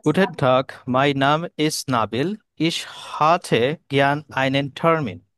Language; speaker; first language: German; non-native, learner; Bangla